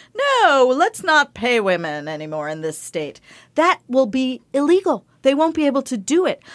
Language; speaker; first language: English; early bilingual, other home language; Spanish